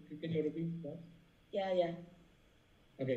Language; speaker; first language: English; non-native, learner; Vietnamese